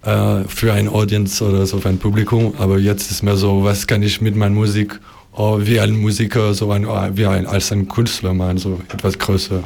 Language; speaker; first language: German; non-native, learner; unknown